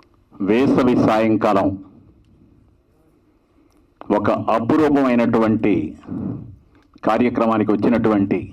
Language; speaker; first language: Telugu; native; Telugu